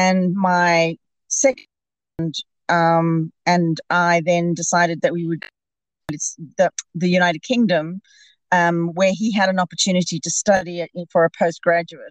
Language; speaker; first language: English; native; English